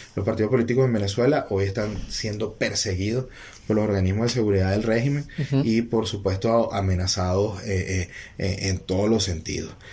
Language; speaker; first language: Spanish; native; Spanish